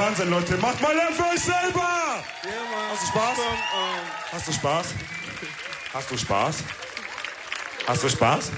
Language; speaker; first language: German; early bilingual, other home language; Wolof